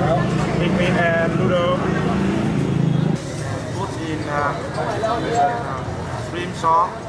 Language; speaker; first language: English; non-native, learner; Vietnamese